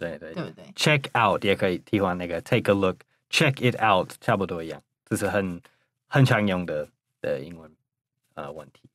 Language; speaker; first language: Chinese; non-native, fluent; English